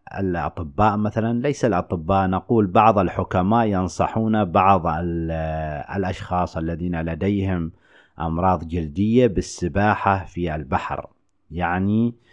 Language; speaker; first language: Arabic; native; Arabic